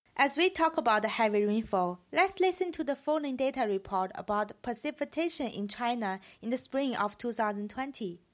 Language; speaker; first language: English; non-native, fluent; Chinese